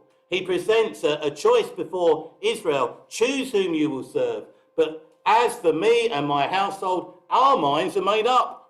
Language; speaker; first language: English; native; English